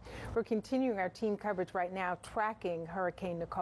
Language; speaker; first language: English; native; English